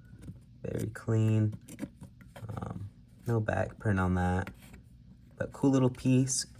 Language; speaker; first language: English; native; English